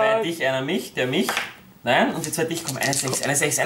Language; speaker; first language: German; native; German